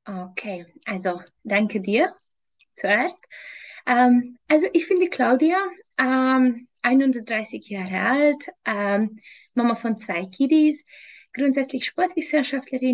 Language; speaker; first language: German; non-native, fluent; Hungarian